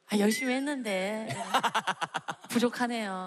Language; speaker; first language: Korean; native; Korean